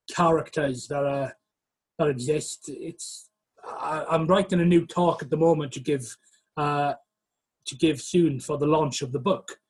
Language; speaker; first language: English; native; English